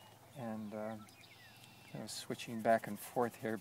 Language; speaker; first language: English; native; English